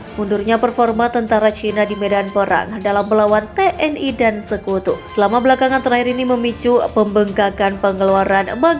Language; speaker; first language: Indonesian; native; Indonesian